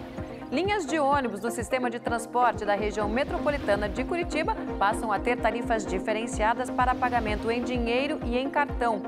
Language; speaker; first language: Portuguese; native; Portuguese